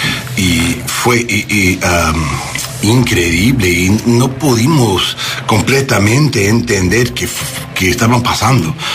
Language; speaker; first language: Spanish; non-native, learner; English